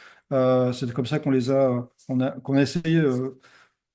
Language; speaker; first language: French; native; French